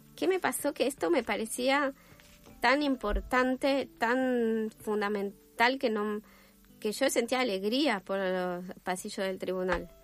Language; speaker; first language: Spanish; non-native, fluent; French